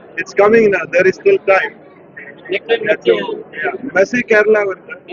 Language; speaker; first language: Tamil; non-native, learner; Malayalam